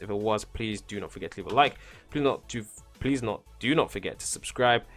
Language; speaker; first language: English; native; English